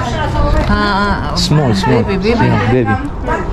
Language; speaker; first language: English; non-native, learner; Malayalam